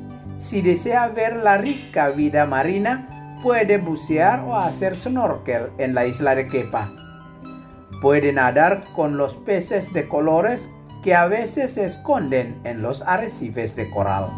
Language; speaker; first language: Spanish; non-native, fluent; Indonesian